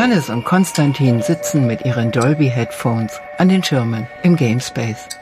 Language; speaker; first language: German; native; German